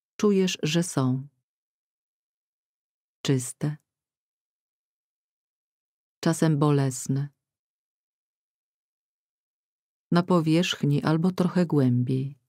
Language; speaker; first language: Polish; native; Polish